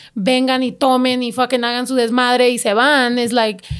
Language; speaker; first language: Spanish; early bilingual, heritage; Spanish